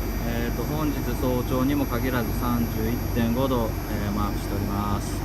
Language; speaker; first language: Japanese; native; Japanese